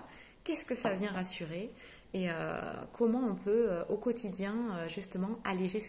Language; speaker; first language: French; native; French